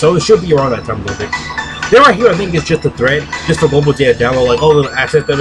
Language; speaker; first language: English; native; English